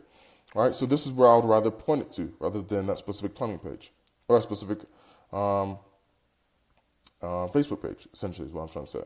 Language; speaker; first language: English; native; English